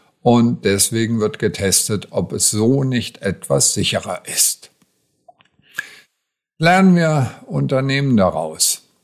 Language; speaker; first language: German; native; German